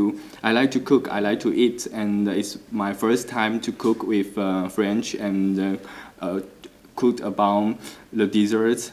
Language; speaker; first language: English; non-native, learner; Chinese